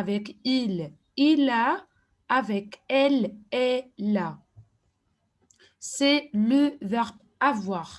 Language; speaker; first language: French; non-native, fluent; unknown